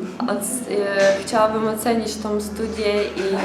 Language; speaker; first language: Polish; non-native, learner; Ukrainian